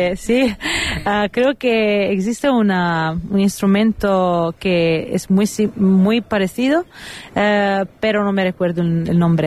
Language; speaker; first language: Spanish; non-native, fluent; Italian